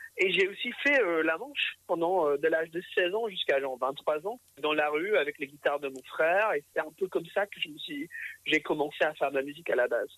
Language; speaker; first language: French; early bilingual, other home language; English